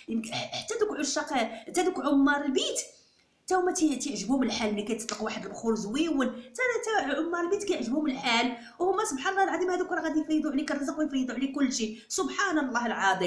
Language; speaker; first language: Arabic; native; Arabic